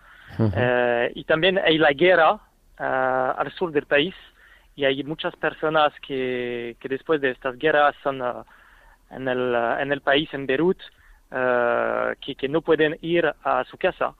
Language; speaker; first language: Spanish; non-native, fluent; French